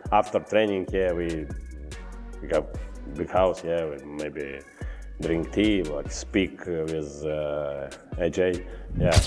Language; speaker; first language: English; non-native, learner; Ukrainian